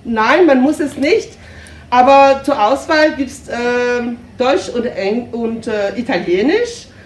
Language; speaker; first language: German; non-native, fluent; French